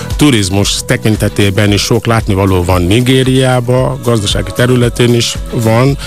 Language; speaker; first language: Hungarian; non-native, fluent; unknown